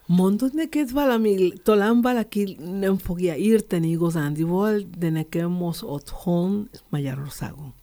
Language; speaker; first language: Hungarian; non-native, learner; Spanish